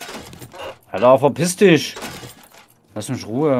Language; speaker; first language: German; native; German